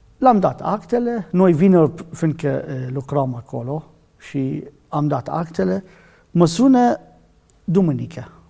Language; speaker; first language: Romanian; non-native, learner; Arabic